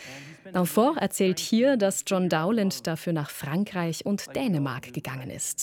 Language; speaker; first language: German; native; German